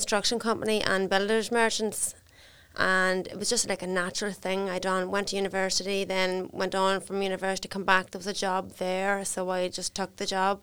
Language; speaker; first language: English; native; English